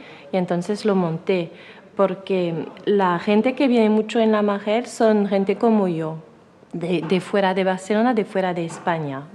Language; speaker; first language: Spanish; non-native, fluent; French